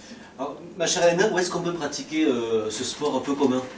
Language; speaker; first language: French; native; French